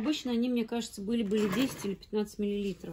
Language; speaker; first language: Russian; native; Russian